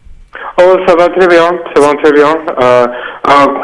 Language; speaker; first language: French; non-native, learner; Spanish